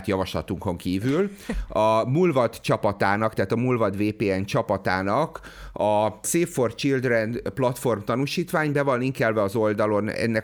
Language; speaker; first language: Hungarian; native; Hungarian